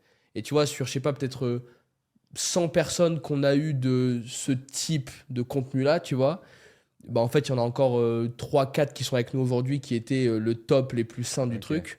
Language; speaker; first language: French; native; French